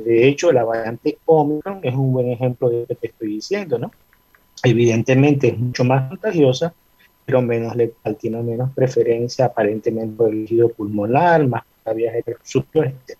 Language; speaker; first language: Spanish; native; Spanish